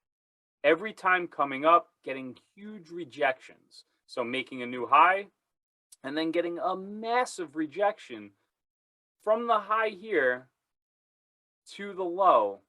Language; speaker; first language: English; native; English